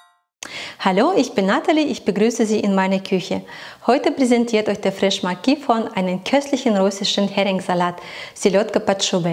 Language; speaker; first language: German; non-native, fluent; Russian